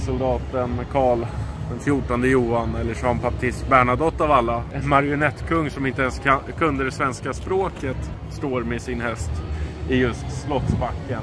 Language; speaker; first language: Swedish; native; Swedish